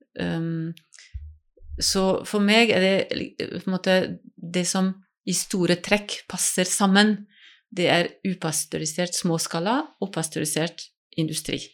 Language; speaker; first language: Norwegian; non-native, fluent; French